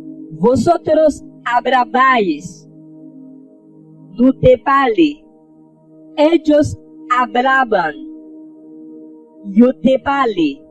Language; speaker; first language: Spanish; non-native, fluent; Haitian Creole